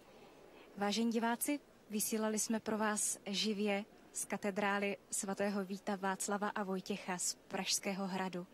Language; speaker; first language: Czech; native; Czech